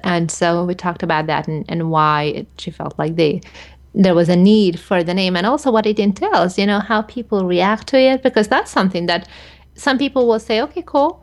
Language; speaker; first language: English; early bilingual, other home language; Hungarian